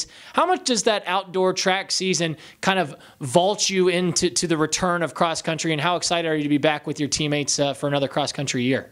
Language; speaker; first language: English; native; English